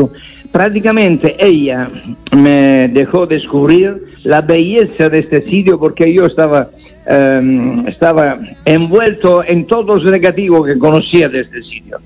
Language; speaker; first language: Spanish; non-native, fluent; Italian